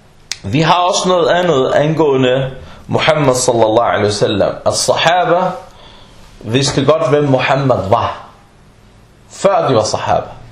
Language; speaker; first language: Danish; non-native, fluent; Arabic